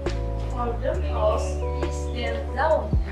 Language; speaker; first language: German; non-native, learner; Indonesian